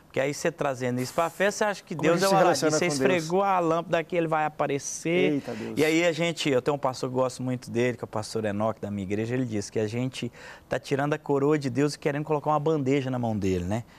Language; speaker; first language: Portuguese; native; Portuguese